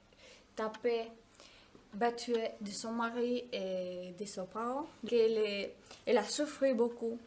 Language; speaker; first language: French; non-native, learner; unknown